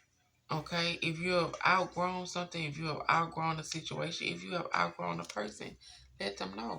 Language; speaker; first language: English; native; English